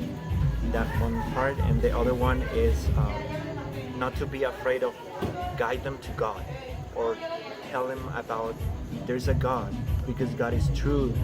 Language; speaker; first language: English; non-native, fluent; Spanish